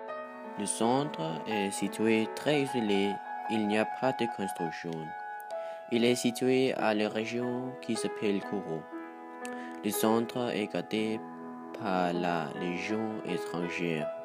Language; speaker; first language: French; non-native, learner; Danish